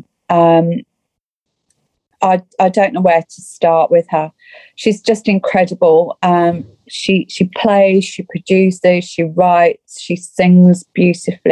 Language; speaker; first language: English; native; English